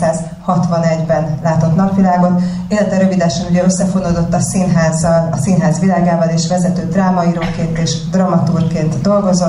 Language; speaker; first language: Hungarian; native; Hungarian